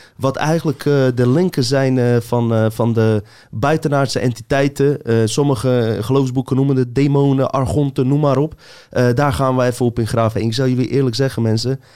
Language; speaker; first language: Dutch; early bilingual, other home language; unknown